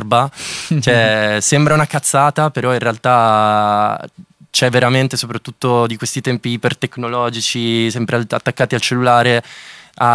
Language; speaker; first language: Italian; native; Italian